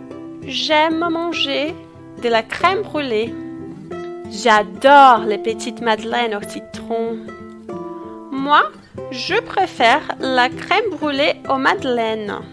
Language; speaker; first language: French; non-native, fluent; Portuguese